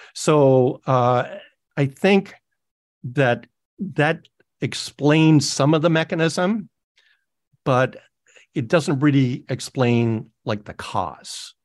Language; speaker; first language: English; native; English